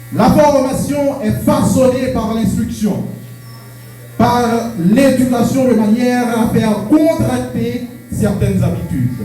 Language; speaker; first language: French; non-native, local second language; Haitian Creole